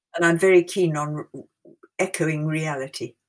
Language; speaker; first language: English; native; English